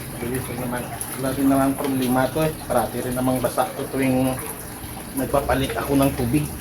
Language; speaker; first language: Filipino; non-native, local second language; Hiligaynon